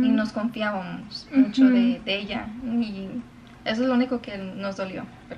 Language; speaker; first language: Spanish; early bilingual, other home language; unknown